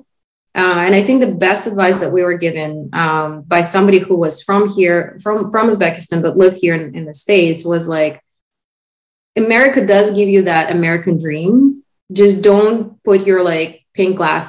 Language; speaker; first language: English; non-native, fluent; Russian